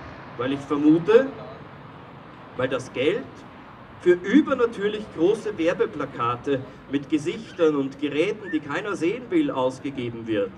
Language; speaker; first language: German; native; German